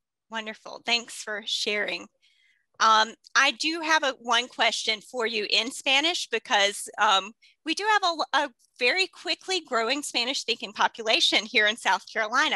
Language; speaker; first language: English; native; English